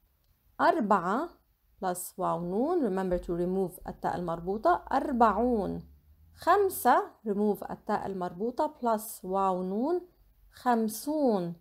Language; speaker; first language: Arabic; non-native, fluent; English